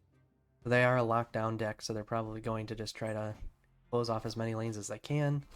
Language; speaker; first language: English; native; English